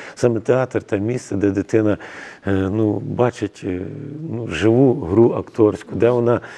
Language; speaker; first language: Ukrainian; native; Ukrainian